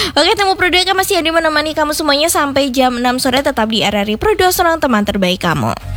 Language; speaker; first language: Indonesian; native; Indonesian